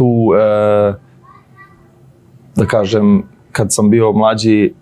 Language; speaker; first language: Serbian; early bilingual, heritage; Serbian